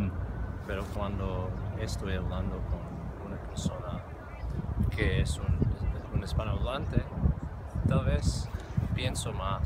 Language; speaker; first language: Spanish; non-native, fluent; English